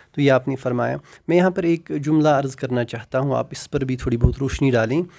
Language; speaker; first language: Urdu; non-native, local second language; Kashmiri